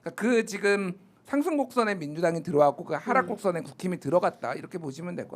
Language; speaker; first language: Korean; native; Korean